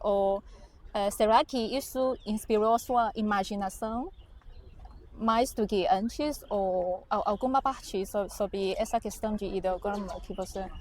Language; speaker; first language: Portuguese; non-native, fluent; Chinese